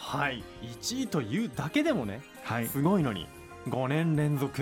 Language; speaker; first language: Japanese; native; Japanese